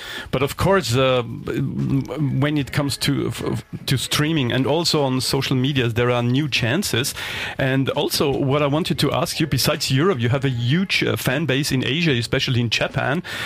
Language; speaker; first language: English; non-native, fluent; German